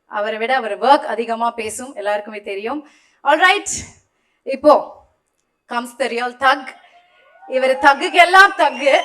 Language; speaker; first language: Tamil; native; Tamil